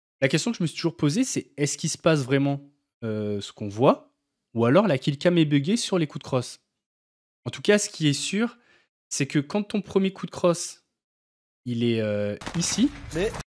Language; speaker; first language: French; native; French